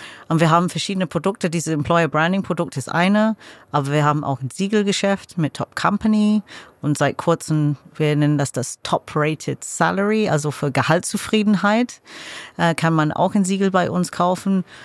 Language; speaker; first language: German; non-native, fluent; English